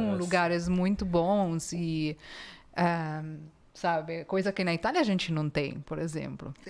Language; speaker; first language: Portuguese; non-native, fluent; Italian